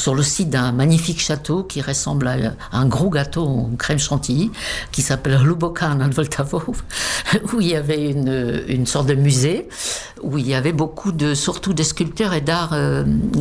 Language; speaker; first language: French; non-native, fluent; Czech